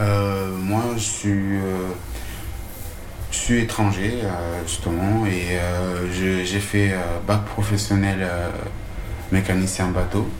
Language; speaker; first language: French; non-native, local second language; Comorian